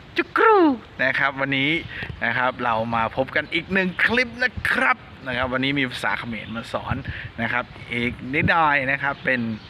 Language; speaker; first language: Thai; non-native, local second language; Northern Khmer